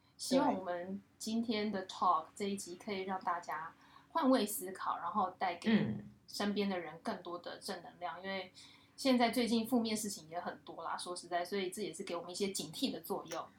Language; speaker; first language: Chinese; non-native, fluent; English